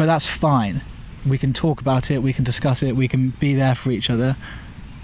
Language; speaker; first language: English; native; English